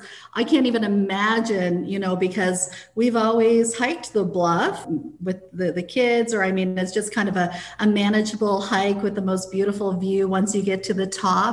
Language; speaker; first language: English; native; English